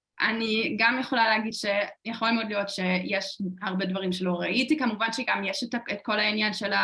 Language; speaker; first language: Hebrew; non-native, fluent; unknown